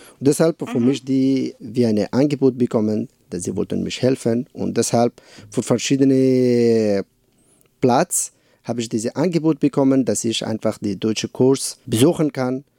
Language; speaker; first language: German; non-native, learner; Persian